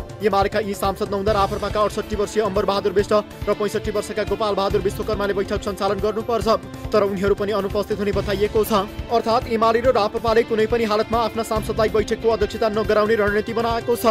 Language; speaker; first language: Nepali; native; Nepali